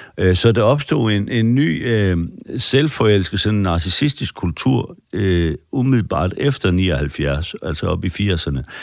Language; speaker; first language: Danish; native; Danish